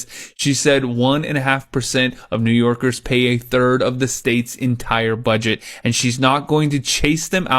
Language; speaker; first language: English; native; English